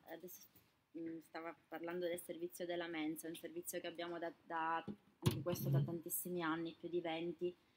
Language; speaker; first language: Italian; native; Italian